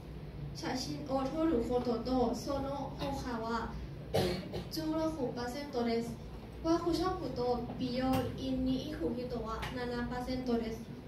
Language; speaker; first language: Japanese; non-native, learner; Thai